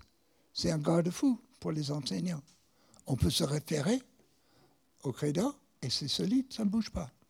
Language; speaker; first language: French; non-native, fluent; English